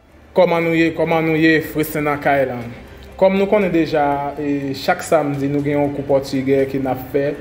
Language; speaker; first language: French; non-native, learner; Haitian Creole